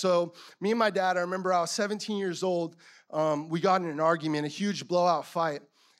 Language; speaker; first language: English; native; English